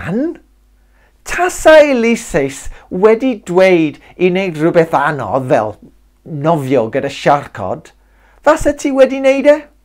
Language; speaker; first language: Welsh; non-native, local second language; English